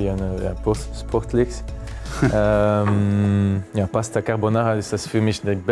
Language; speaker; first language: German; non-native, learner; French